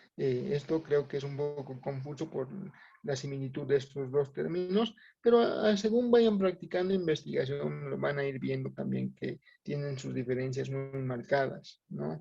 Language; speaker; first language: Spanish; native; Spanish